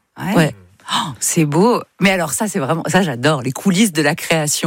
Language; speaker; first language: French; native; French